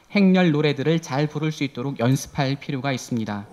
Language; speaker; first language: Korean; native; Korean